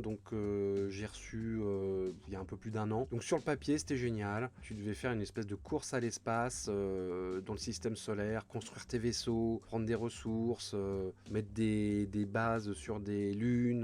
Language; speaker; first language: French; native; French